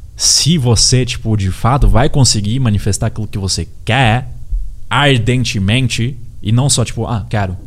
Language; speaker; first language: Portuguese; early bilingual, heritage; Portuguese